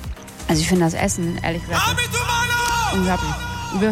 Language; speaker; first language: German; native; German